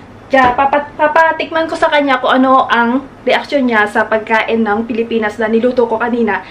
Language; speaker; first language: Filipino; native; Filipino